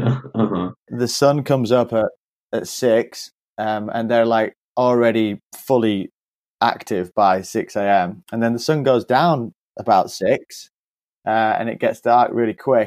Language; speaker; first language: English; native; English